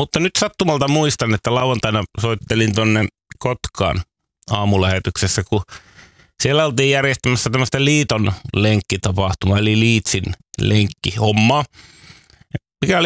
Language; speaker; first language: Finnish; native; Finnish